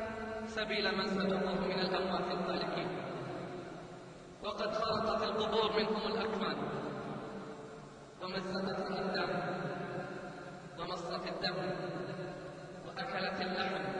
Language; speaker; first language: Arabic; native; Arabic